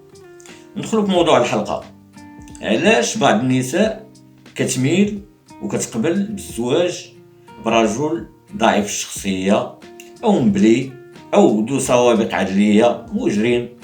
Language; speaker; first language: Arabic; native; Arabic